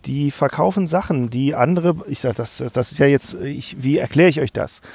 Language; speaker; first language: German; native; German